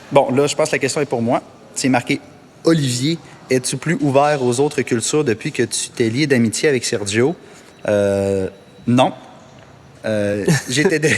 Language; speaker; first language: French; native; French